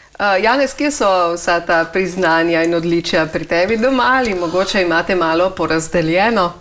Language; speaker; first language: Slovenian; native; Slovenian